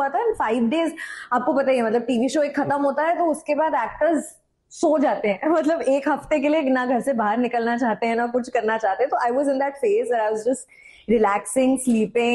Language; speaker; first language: Hindi; native; Hindi